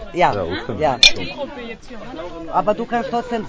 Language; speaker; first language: German; non-native, fluent; Bosnian